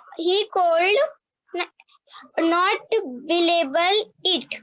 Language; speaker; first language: English; non-native, learner; Hindi